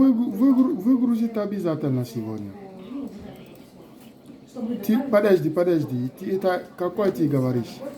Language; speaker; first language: Russian; non-native, learner; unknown